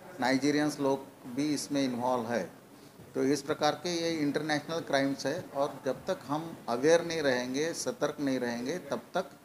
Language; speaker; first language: Hindi; non-native, local second language; Marathi